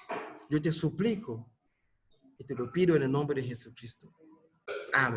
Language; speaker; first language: Spanish; non-native, fluent; French